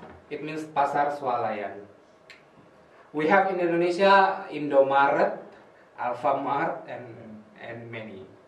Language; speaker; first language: English; non-native, fluent; Indonesian